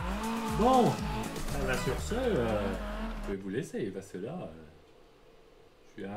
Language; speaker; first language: French; native; French